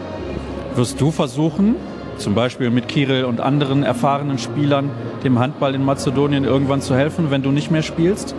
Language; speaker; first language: German; native; German